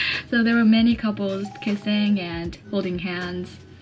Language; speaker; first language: English; early bilingual, other home language; Japanese